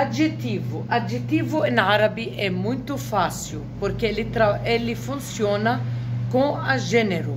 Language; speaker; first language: Portuguese; non-native, fluent; Arabic